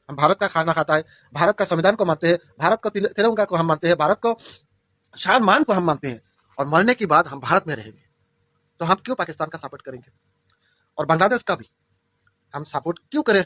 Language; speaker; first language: Hindi; non-native, local second language; Bangla